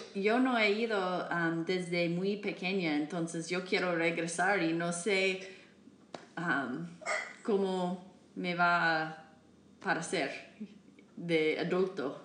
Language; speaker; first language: Spanish; non-native, learner; English